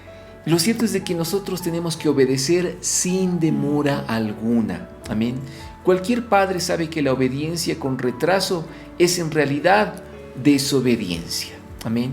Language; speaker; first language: Spanish; native; Spanish